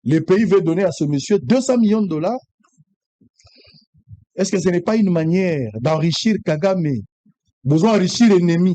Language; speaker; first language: French; non-native, local second language; Lingala